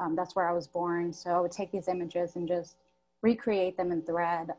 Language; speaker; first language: English; native; English